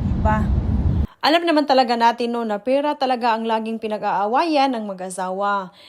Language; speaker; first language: Filipino; non-native, local second language; Cebuano